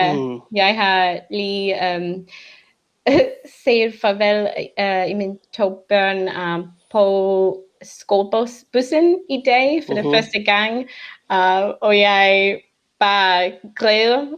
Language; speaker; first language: Danish; non-native, learner; English